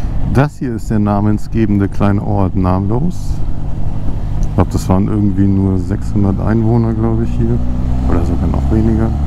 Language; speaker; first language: German; native; German